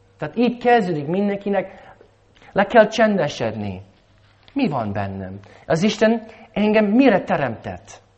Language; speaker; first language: Hungarian; non-native, fluent; English